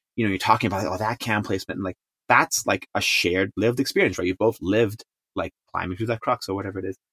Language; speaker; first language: English; non-native, local second language; Chinese